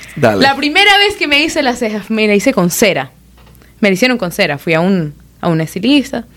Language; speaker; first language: Spanish; native; Spanish